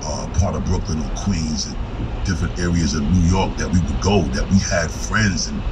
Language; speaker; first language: English; native; English